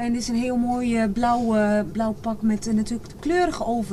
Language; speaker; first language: Dutch; native; Dutch